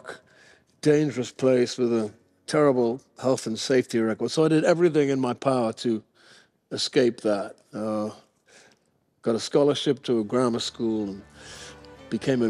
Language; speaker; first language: English; native; English